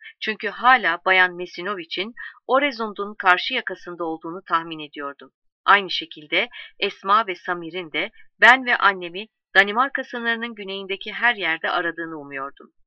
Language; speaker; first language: Turkish; native; Turkish